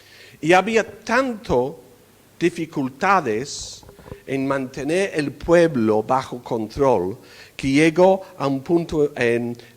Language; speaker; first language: Spanish; non-native, fluent; English